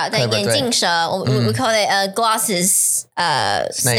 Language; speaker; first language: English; non-native, fluent; Chinese